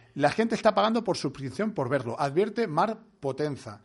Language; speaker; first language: Spanish; non-native, local second language; Catalan